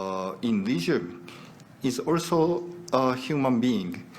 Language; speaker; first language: English; non-native, learner; Japanese